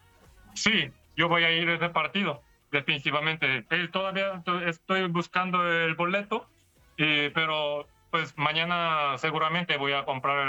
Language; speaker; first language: Spanish; non-native, learner; Korean